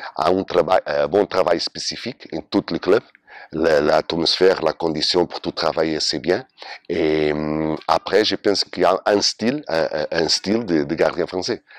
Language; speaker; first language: French; non-native, learner; Portuguese